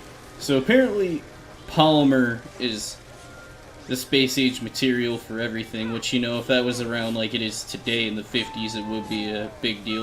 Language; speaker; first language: English; native; English